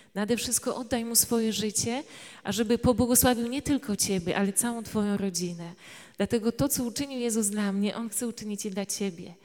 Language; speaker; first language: Polish; native; Polish